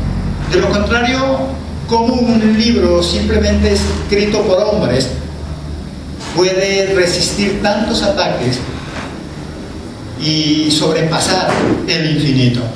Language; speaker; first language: Spanish; native; Spanish